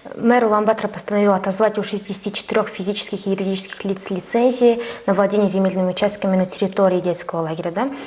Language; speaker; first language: Russian; non-native, fluent; Mongolian